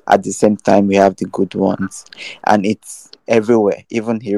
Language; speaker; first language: English; non-native, local second language; Yoruba